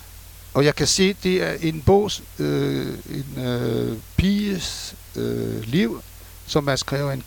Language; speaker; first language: Danish; non-native, fluent; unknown